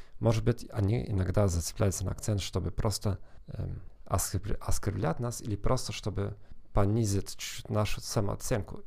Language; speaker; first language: Russian; non-native, fluent; German